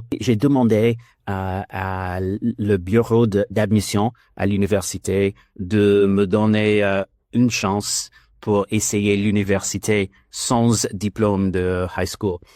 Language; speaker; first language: French; non-native, learner; English